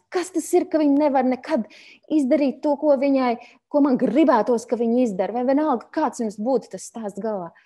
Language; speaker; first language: Latvian; native; Latvian